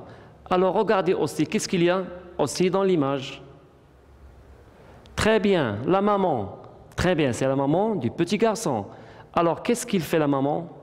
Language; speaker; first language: French; non-native, local second language; Arabic